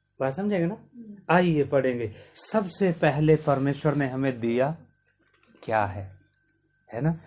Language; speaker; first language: Hindi; native; Hindi